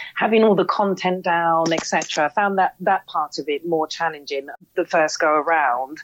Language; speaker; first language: English; native; English